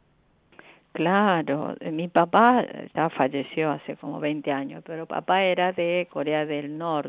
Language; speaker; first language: Spanish; non-native, fluent; Korean